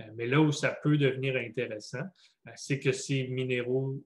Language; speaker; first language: French; native; French